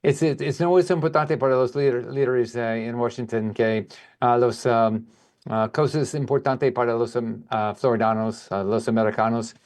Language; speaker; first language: Spanish; non-native, learner; English